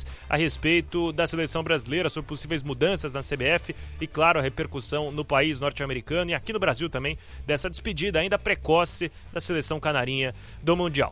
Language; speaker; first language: Portuguese; native; Portuguese